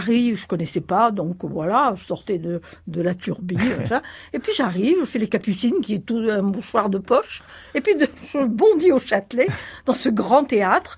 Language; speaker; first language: French; native; French